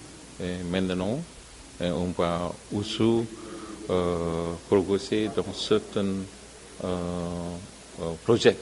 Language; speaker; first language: French; non-native, learner; Indonesian